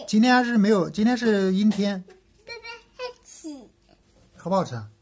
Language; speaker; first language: Chinese; native; Chinese